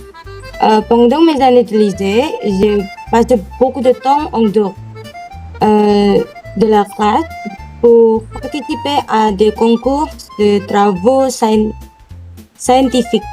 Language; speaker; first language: French; non-native, learner; Indonesian